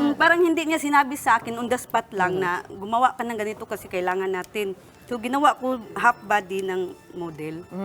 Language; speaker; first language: Filipino; non-native, local second language; Cebuano